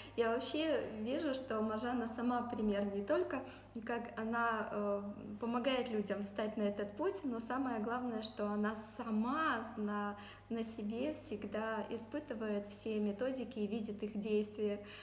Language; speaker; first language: Russian; native; Russian